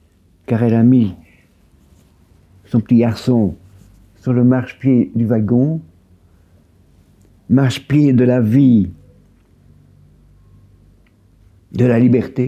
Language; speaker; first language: French; native; French